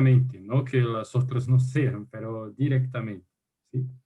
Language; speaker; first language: Spanish; non-native, fluent; Portuguese